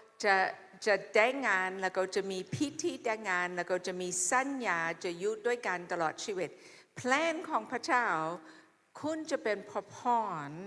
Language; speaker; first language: Thai; non-native, fluent; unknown